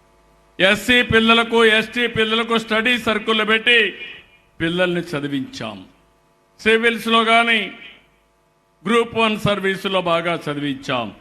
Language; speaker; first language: Telugu; native; Telugu